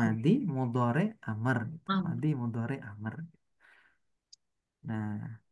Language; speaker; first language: Arabic; non-native, fluent; Indonesian